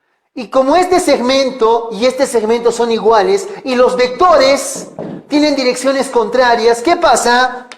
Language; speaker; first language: Spanish; native; Spanish